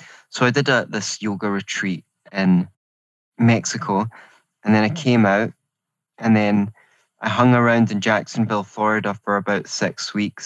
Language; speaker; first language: English; native; English